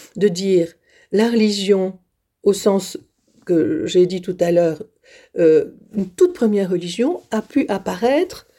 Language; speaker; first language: French; native; French